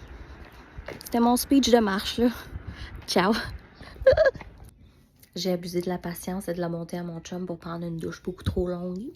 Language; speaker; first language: French; native; French